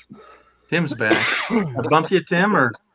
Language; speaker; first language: English; native; English